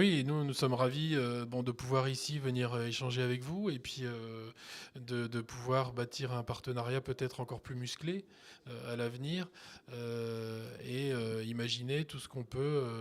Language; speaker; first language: French; native; French